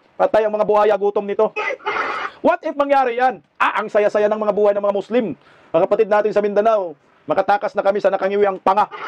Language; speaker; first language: Filipino; non-native, local second language; Cebuano